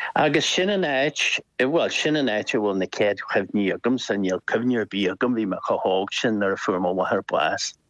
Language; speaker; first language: Irish; non-native, local second language; English